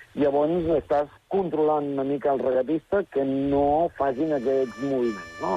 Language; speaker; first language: Catalan; early bilingual, other home language; Spanish